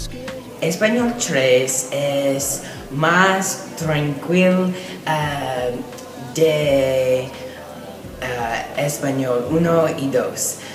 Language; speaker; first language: Spanish; non-native, learner; English